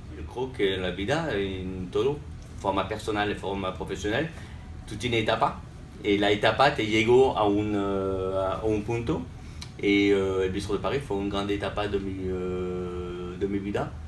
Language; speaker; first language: Spanish; non-native, fluent; French